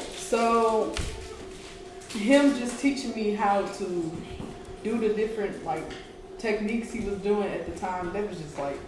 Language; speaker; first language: English; native; English